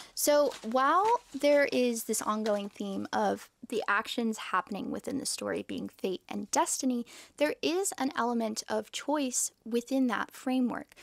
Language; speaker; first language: English; native; English